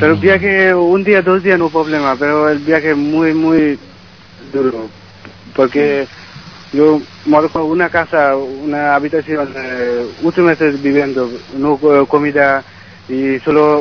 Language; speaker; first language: Spanish; non-native, learner; Bangla